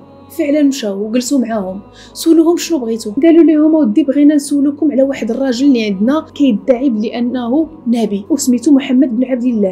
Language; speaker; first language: Arabic; native; Arabic